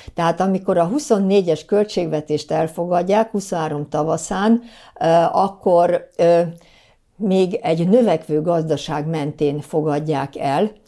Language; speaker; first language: Hungarian; native; Hungarian